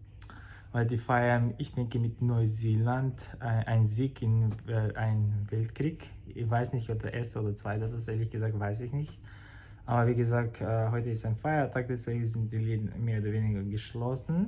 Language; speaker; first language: German; non-native, fluent; Croatian